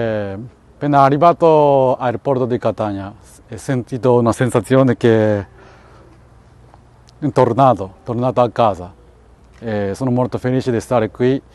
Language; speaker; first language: Italian; non-native, learner; Japanese